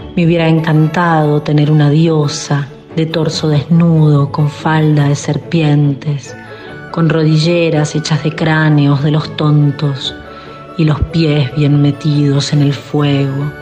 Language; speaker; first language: Spanish; native; Spanish